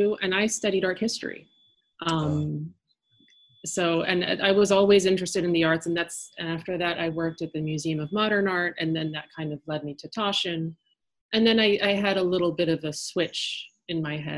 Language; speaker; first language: English; early bilingual, other home language; French